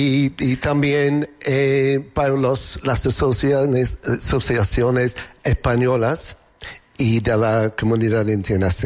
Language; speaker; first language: Spanish; non-native, fluent; English